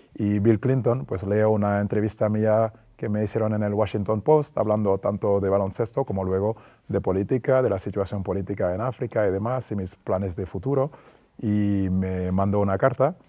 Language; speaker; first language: Spanish; non-native, fluent; French